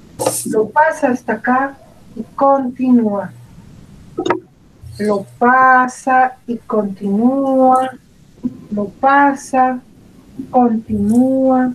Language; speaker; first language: Spanish; native; Spanish